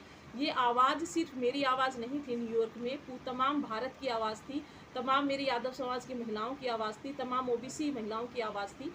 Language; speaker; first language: Hindi; native; Hindi